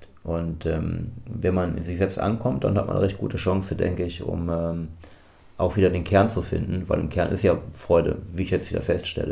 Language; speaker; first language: German; native; German